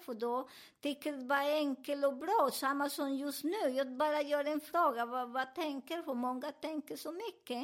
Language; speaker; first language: Swedish; non-native, learner; Spanish